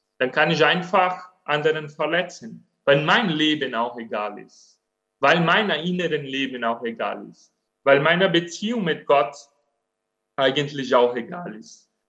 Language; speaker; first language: German; non-native, fluent; Portuguese